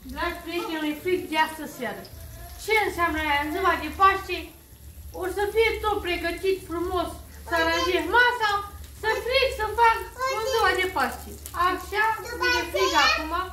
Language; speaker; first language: Romanian; native; Romanian